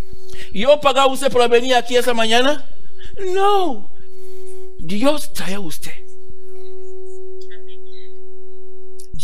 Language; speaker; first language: Spanish; non-native, learner; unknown